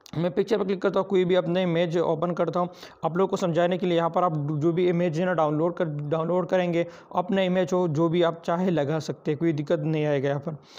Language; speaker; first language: Urdu; non-native, local second language; Pashto